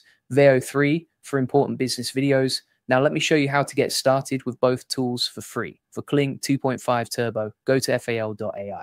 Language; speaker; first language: English; native; English